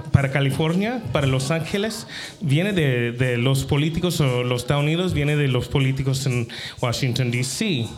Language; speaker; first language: Spanish; non-native, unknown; English